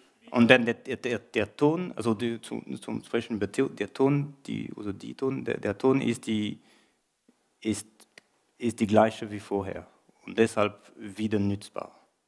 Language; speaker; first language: German; non-native, learner; French